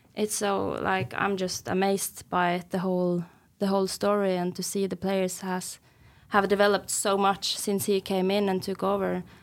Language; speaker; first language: English; non-native, fluent; Norwegian